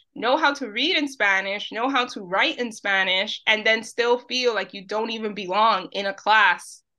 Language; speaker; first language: English; early bilingual, other home language; Spanish